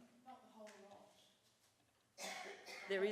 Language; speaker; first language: English; native; English